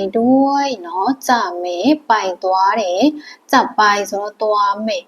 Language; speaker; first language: Thai; non-native, fluent; Burmese